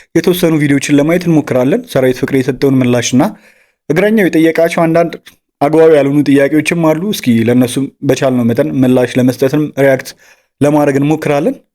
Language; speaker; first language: Amharic; native; Amharic